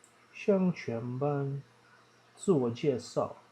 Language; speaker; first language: Chinese; non-native, learner; Dutch